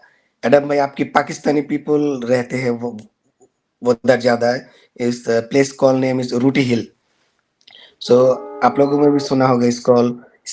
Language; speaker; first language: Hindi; non-native, learner; Bangla